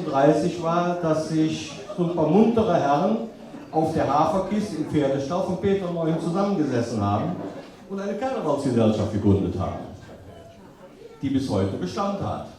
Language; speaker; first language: German; native; German